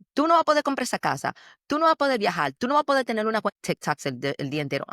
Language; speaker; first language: Spanish; early bilingual, heritage; Spanish